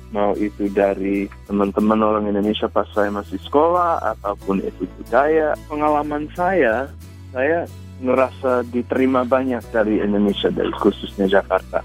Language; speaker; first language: Indonesian; early bilingual, other home language; English